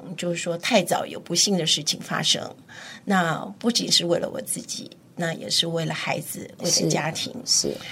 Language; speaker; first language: Chinese; native; Chinese